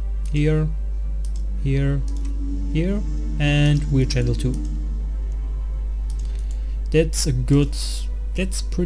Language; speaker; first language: English; non-native, learner; German